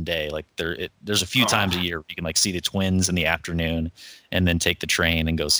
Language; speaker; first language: English; native; English